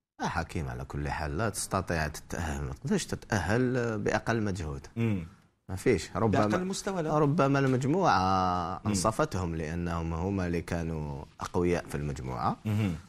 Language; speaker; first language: Arabic; native; Arabic